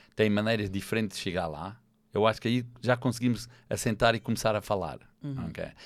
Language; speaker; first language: Portuguese; non-native, fluent; English